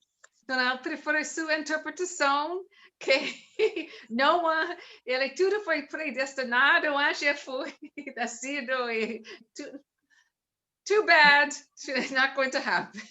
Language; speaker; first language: Portuguese; non-native, learner; English